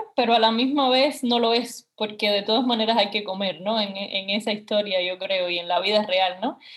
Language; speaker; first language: Spanish; native; Spanish